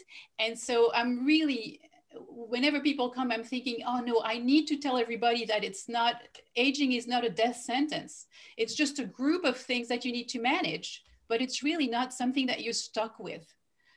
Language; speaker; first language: English; non-native, fluent; French